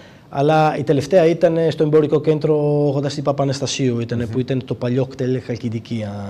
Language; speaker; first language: Greek; non-native, fluent; Italian